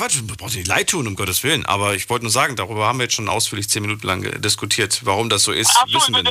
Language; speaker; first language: German; native; German